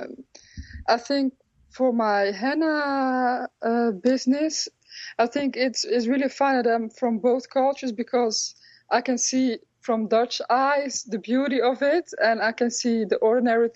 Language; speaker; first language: English; non-native, fluent; Dutch